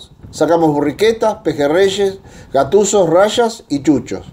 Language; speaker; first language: Spanish; native; Spanish